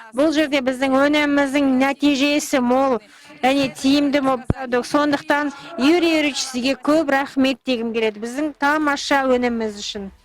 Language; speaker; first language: Kazakh; non-native, local second language; Russian